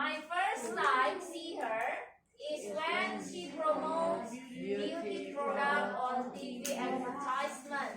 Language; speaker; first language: English; non-native, learner; Indonesian